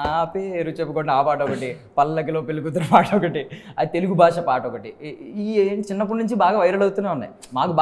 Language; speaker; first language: Telugu; native; Telugu